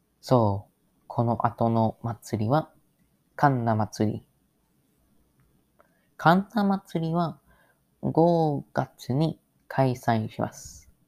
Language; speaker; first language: Japanese; non-native, learner; English